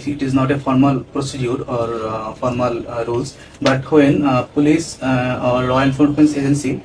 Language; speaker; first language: English; non-native, local second language; Bangla